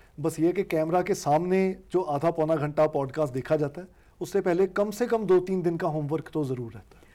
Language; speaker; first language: Hindi; non-native, local second language; Punjabi